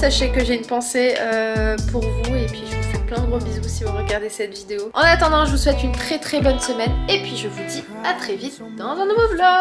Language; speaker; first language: French; native; French